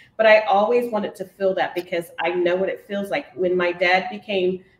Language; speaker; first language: English; native; English